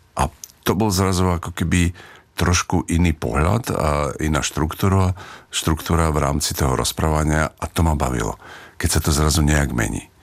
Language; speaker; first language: Slovak; native; Slovak